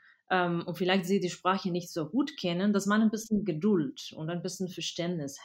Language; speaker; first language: German; non-native, fluent; Spanish